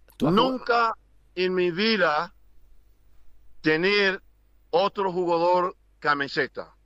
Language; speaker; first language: Spanish; non-native, learner; English